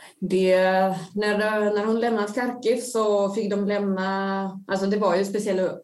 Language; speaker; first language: Swedish; non-native, fluent; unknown